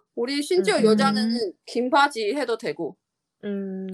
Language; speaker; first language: Korean; non-native, learner; Chinese